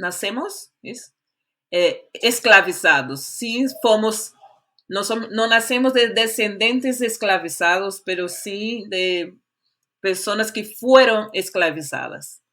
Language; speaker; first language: Spanish; non-native, fluent; Portuguese